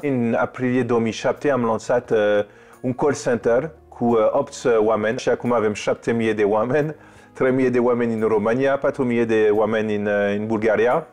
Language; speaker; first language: Romanian; non-native, fluent; French